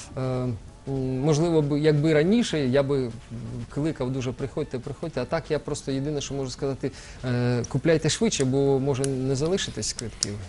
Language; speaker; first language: Ukrainian; non-native, local second language; Russian